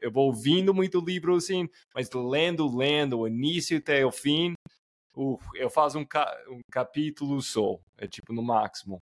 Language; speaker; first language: Portuguese; non-native, fluent; English